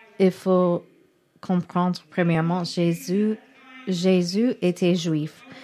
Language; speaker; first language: French; non-native, learner; English